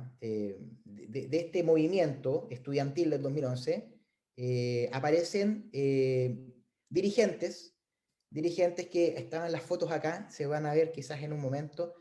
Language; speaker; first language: Spanish; native; Spanish